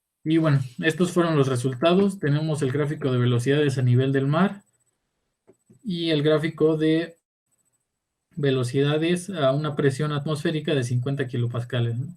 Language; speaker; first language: Spanish; native; Spanish